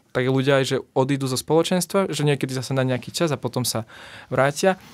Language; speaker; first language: Slovak; native; Slovak